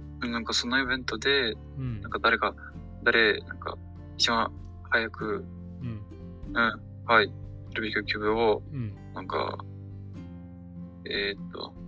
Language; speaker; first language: Japanese; non-native, learner; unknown